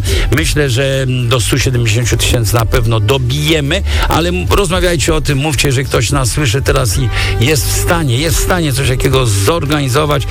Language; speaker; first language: Polish; native; Polish